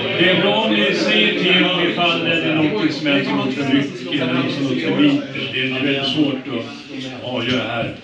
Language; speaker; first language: Swedish; native; Swedish